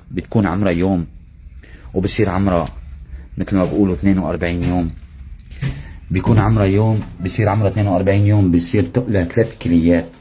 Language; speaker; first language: Arabic; native; Arabic